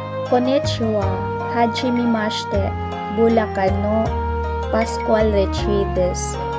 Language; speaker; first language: Japanese; non-native, learner; Filipino